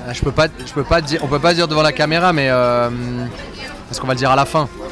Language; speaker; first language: French; native; French